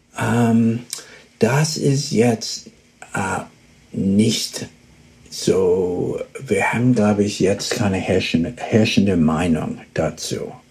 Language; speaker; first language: German; early bilingual, heritage; German